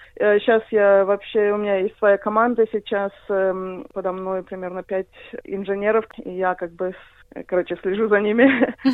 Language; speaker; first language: Russian; early bilingual, heritage; Russian